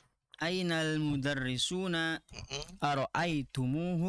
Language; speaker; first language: Arabic; non-native, learner; Indonesian